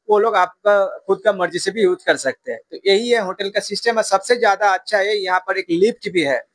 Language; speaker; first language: Hindi; non-native, local second language; Bangla